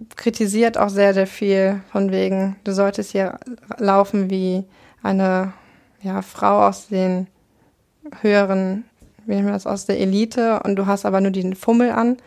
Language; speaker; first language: German; native; German